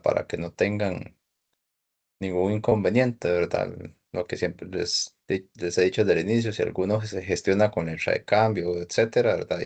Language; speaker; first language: Spanish; native; Spanish